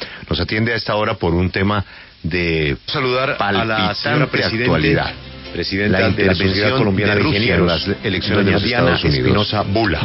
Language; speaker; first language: Spanish; native; Spanish